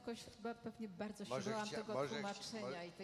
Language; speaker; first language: Polish; non-native, fluent; French